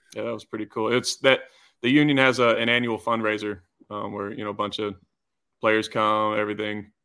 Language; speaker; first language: English; native; English